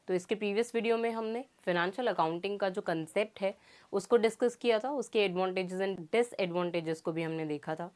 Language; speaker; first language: Hindi; native; Hindi